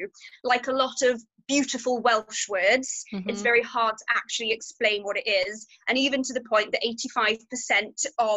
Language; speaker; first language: English; native; English